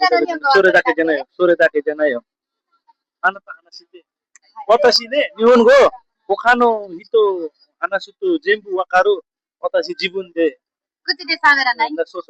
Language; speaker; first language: Japanese; non-native, learner; Nepali